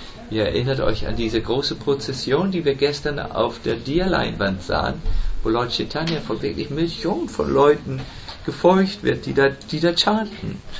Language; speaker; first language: German; native; German